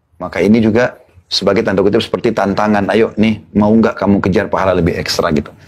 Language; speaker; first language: Indonesian; native; Indonesian